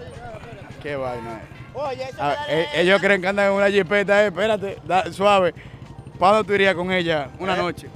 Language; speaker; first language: Spanish; native; Spanish